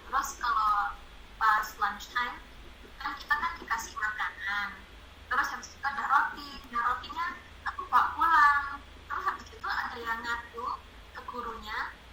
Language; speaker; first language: Indonesian; non-native, fluent; Japanese